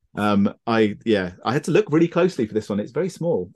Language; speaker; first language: English; native; English